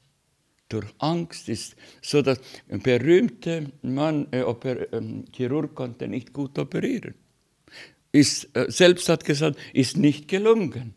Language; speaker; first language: German; non-native, learner; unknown